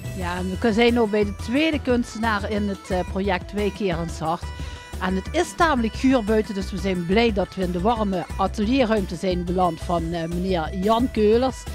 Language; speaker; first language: Dutch; native; Dutch